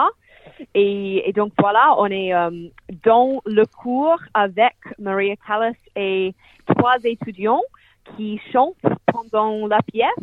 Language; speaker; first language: French; non-native, fluent; English